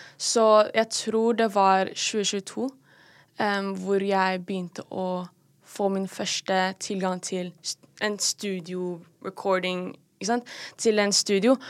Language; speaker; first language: Norwegian; early bilingual, other home language; Filipino